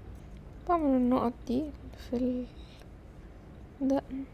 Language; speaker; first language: Arabic; native; Arabic